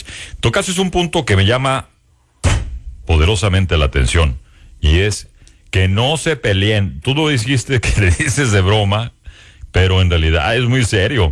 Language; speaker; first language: Spanish; native; Spanish